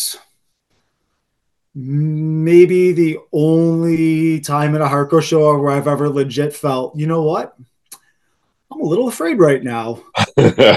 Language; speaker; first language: English; native; English